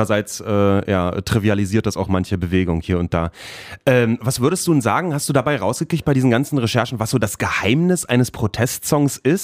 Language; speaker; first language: German; native; German